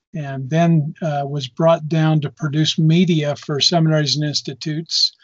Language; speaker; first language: English; native; English